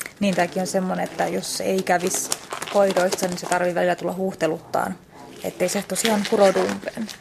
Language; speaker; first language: Finnish; native; Finnish